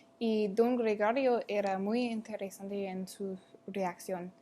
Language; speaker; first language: Spanish; non-native, learner; English